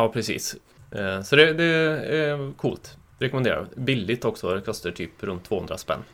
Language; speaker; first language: Swedish; native; Swedish